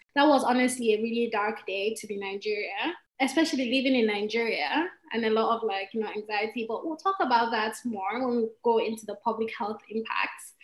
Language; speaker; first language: English; non-native, local second language; Igbo